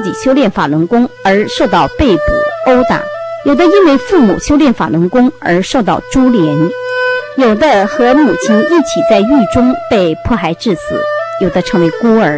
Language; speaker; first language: Chinese; native; Chinese